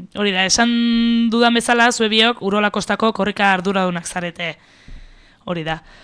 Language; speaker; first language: Basque; native; Basque